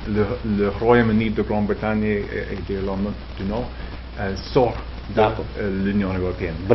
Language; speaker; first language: French; non-native, fluent; English